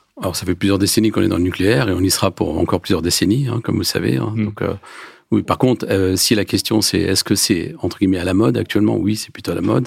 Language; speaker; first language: French; early bilingual, other home language; Turkish